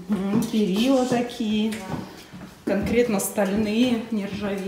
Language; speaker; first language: Russian; native; Russian